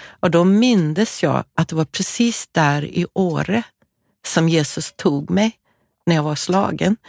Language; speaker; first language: Swedish; non-native, fluent; English